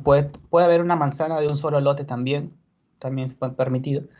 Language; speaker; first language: Spanish; native; Spanish